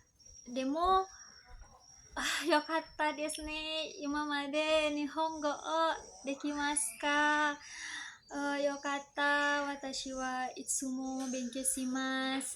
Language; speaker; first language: Japanese; non-native, learner; Indonesian